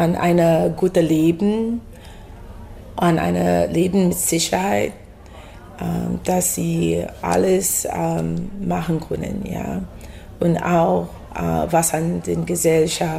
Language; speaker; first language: German; non-native, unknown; English